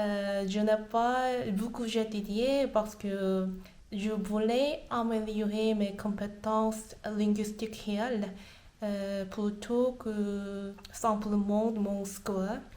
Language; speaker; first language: French; non-native, learner; Korean